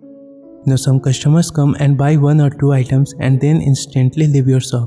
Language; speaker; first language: English; non-native, local second language; Hindi